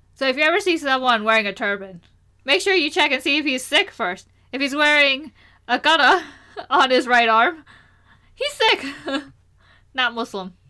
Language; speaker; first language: English; early bilingual, other home language; Hindi